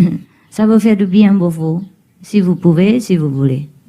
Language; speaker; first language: French; non-native, learner; Chinese